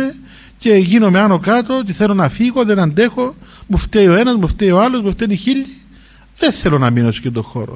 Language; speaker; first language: Greek; native; Greek